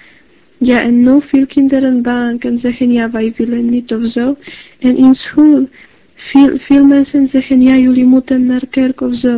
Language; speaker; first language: Dutch; non-native, learner; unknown